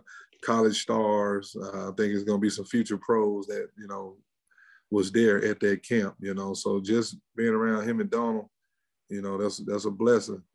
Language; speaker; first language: English; native; English